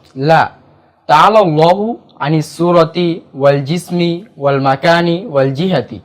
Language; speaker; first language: Arabic; non-native, learner; Bangla